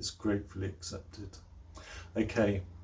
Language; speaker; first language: English; native; English